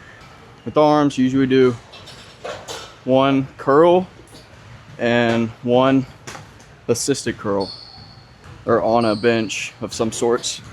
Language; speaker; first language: English; native; English